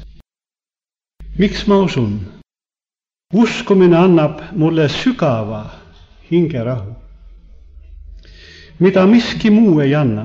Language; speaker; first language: Estonian; native; Estonian